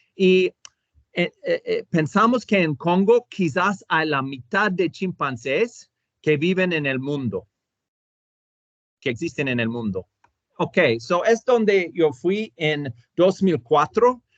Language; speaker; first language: Spanish; non-native, fluent; English